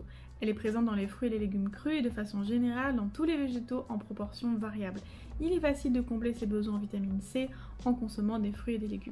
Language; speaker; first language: French; native; French